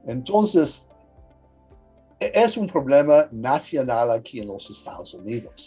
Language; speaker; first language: Spanish; early bilingual, heritage; English